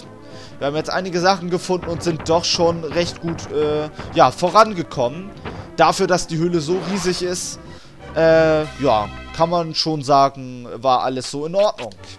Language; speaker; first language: German; native; German